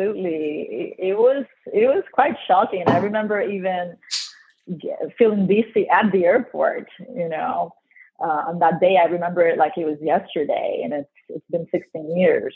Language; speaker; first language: English; non-native, fluent; Spanish